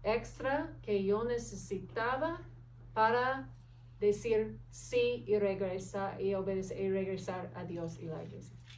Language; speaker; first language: Spanish; non-native, fluent; English